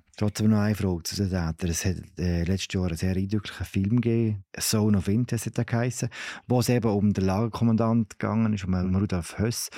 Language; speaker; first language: German; native; German